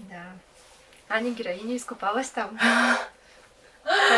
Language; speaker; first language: Russian; native; Russian